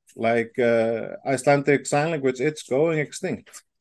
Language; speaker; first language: English; non-native, fluent; Icelandic